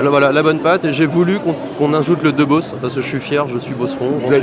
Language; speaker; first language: French; native; French